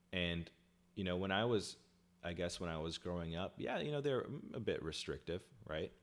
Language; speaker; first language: English; early bilingual, other home language; Hindi